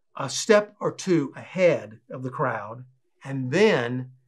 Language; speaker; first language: English; native; English